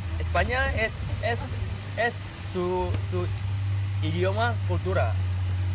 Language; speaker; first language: Spanish; non-native, learner; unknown